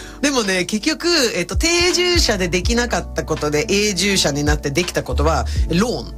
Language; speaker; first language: Japanese; non-native, fluent; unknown